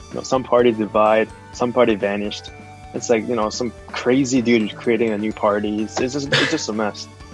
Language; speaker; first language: English; non-native, fluent; Japanese